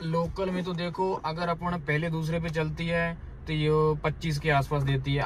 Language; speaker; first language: Hindi; native; Hindi